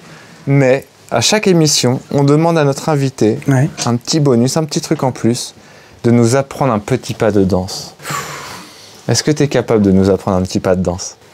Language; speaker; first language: French; native; French